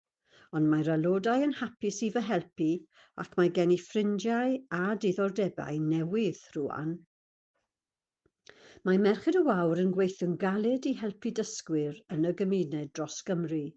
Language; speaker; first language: Welsh; non-native, fluent; English